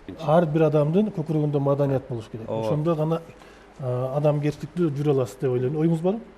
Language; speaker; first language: Kyrgyz; native; Kyrgyz